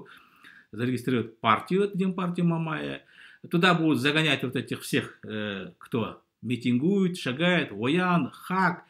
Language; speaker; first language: Russian; native; Russian